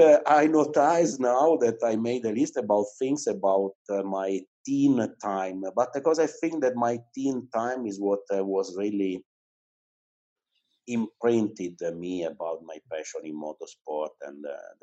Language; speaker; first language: English; non-native, fluent; Italian